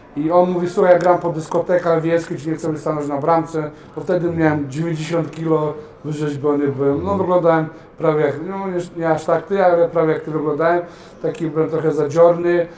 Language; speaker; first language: Polish; early bilingual, heritage; Serbian